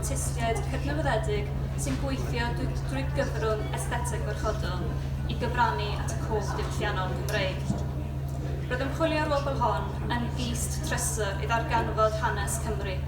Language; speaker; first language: Welsh; native; Welsh